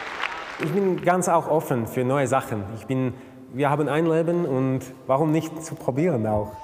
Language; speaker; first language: German; non-native, fluent; Slovak